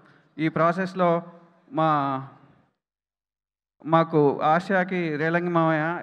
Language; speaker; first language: Telugu; native; Telugu